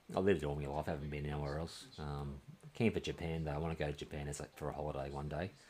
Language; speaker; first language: English; native; English